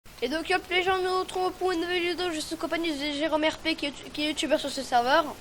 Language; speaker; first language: French; native; French